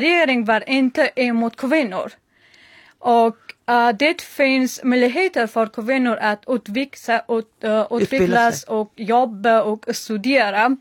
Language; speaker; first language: Swedish; non-native, learner; Persian